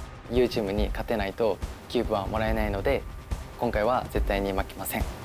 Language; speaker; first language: Japanese; native; Japanese